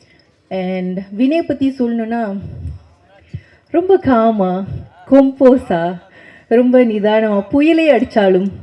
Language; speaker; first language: Tamil; native; Tamil